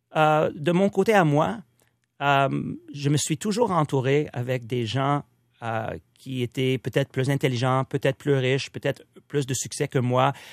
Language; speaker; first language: French; non-native, local second language; English